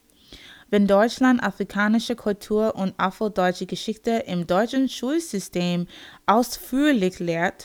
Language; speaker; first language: German; non-native, learner; English